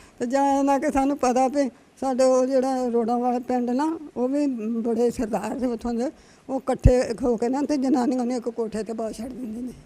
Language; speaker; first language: Punjabi; native; Punjabi